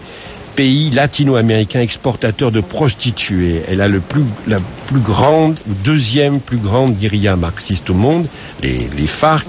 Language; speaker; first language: French; native; French